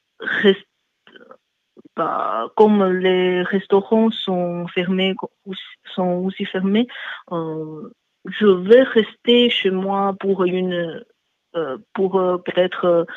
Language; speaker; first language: French; non-native, learner; Chinese